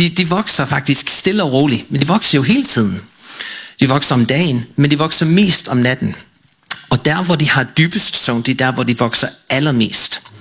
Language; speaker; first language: Danish; non-native, fluent; English